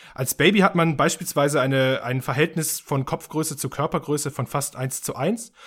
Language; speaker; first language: German; native; German